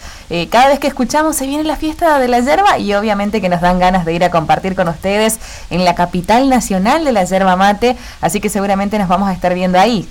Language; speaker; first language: Spanish; native; Spanish